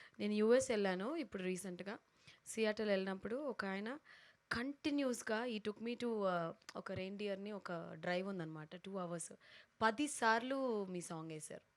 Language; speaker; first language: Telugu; native; Telugu